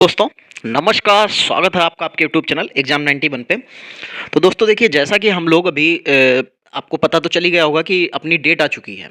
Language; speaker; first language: Hindi; native; Hindi